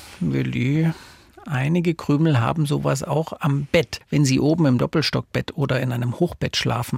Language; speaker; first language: German; native; German